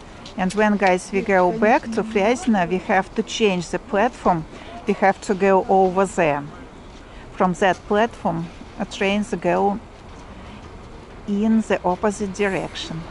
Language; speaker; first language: English; non-native, learner; Russian